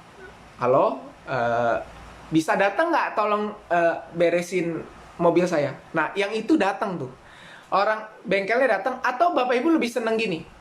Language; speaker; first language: Indonesian; native; Indonesian